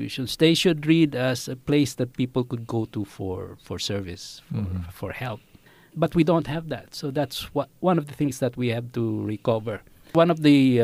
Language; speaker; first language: English; non-native, local second language; Filipino